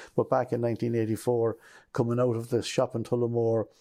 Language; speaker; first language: English; native; English